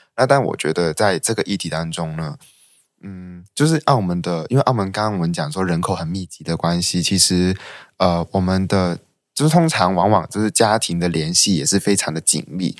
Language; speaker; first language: Chinese; non-native, local second language; Cantonese